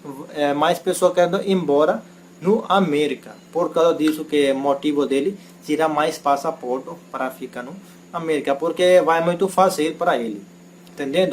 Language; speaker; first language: Portuguese; non-native, learner; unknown